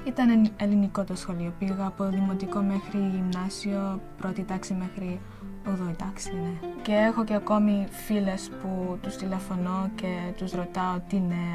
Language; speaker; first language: Greek; early bilingual, heritage; Greek